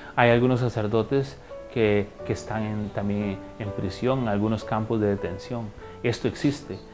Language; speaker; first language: Spanish; native; Spanish